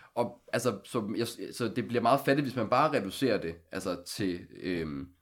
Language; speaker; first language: Danish; native; Danish